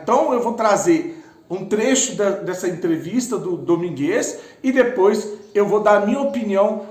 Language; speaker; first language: Portuguese; native; Portuguese